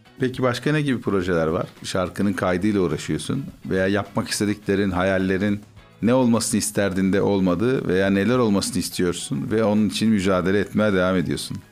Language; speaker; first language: Turkish; native; Turkish